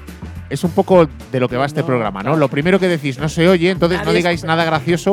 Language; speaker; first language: Spanish; native; Spanish